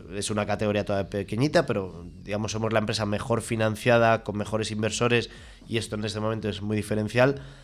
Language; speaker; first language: Spanish; native; Spanish